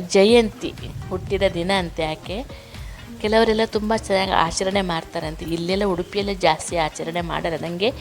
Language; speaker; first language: Kannada; non-native, local second language; Tulu